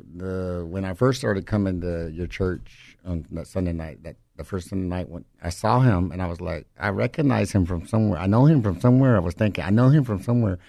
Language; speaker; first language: English; native; English